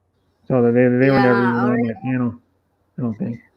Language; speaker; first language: English; native; English